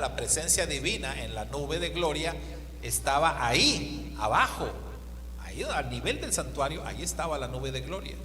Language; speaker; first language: Spanish; native; Spanish